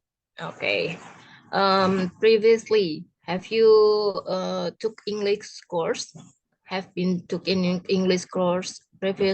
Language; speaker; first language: English; non-native, fluent; Indonesian